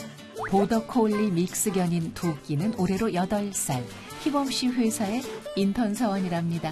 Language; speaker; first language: Korean; native; Korean